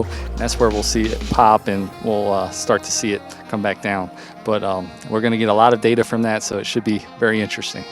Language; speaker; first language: English; native; English